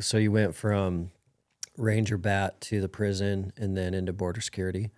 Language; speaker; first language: English; native; English